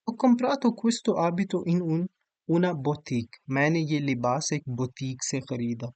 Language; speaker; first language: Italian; non-native, fluent; Urdu